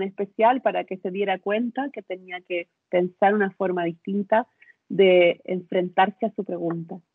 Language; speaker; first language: Spanish; native; Spanish